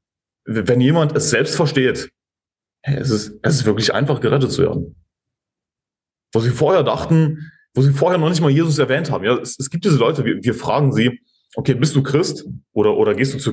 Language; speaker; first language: German; native; German